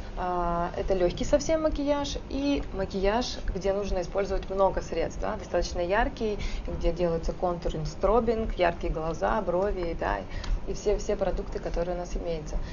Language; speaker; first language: Russian; native; Russian